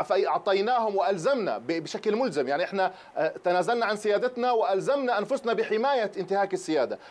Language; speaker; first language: Arabic; native; Arabic